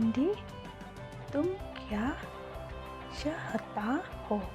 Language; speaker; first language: Hindi; non-native, local second language; Khasi